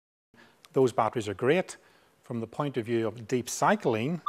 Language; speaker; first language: English; native; English